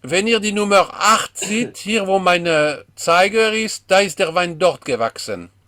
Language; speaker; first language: German; non-native, fluent; French